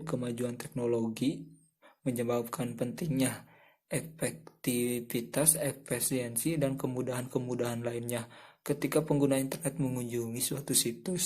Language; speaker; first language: Indonesian; native; Indonesian